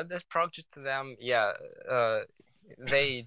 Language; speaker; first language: English; non-native, learner; Russian